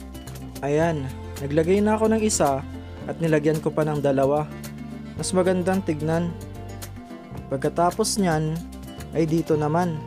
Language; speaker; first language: Filipino; native; Filipino